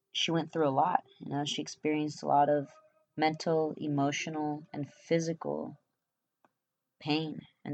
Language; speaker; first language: English; early bilingual, other home language; Spanish